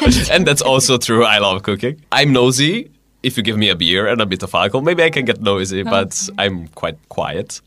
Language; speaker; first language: English; non-native, fluent; Italian